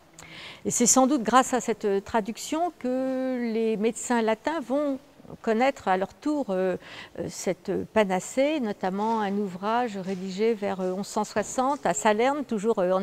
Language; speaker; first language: French; native; French